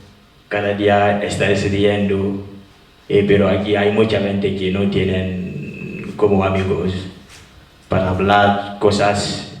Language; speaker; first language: Spanish; non-native, fluent; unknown